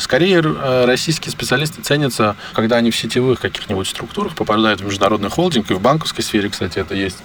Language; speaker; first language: Russian; native; Russian